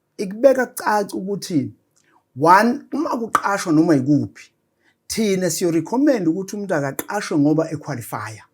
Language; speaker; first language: Zulu; native; Zulu